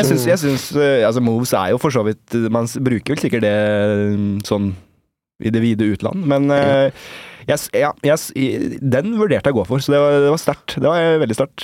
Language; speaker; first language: Norwegian; native; Norwegian